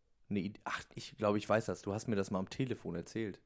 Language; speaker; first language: German; native; German